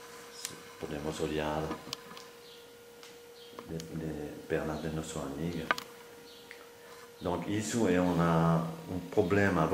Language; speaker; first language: Portuguese; non-native, fluent; French